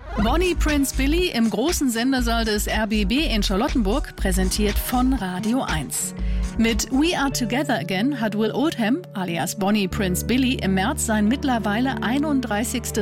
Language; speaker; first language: German; native; German